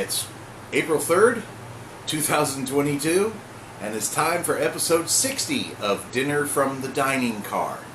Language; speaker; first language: English; native; English